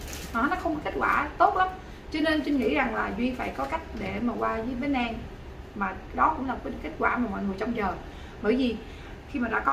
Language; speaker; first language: Vietnamese; native; Vietnamese